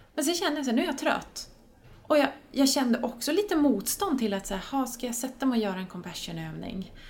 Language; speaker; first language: Swedish; native; Swedish